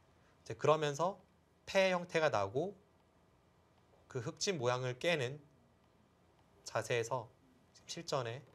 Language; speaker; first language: Korean; native; Korean